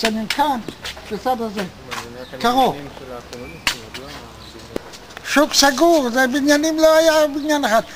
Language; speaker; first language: Hebrew; non-native, fluent; Polish